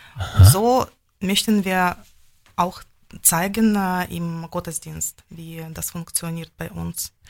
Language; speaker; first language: German; non-native, learner; Ukrainian